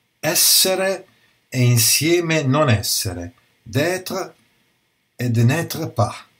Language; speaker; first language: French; non-native, learner; Italian